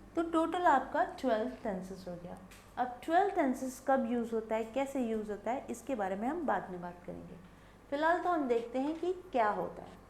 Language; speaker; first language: Hindi; non-native, local second language; Bangla